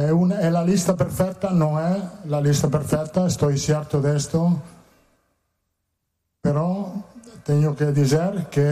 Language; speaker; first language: Portuguese; non-native, fluent; Italian